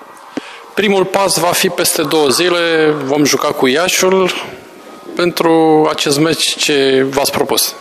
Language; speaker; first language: Romanian; native; Romanian